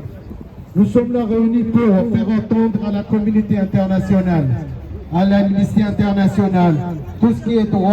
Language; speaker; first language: French; non-native, learner; Kurdish